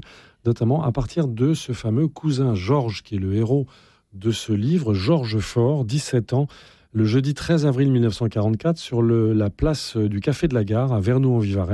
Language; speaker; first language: French; native; French